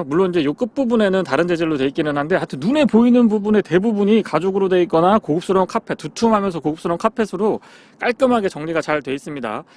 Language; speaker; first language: Korean; native; Korean